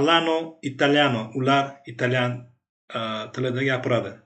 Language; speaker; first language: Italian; non-native, fluent; Uzbek